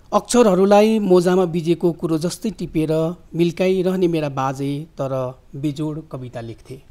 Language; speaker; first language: Nepali; native; Nepali